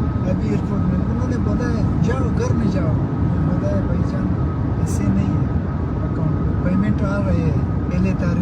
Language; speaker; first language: Hindi; non-native, learner; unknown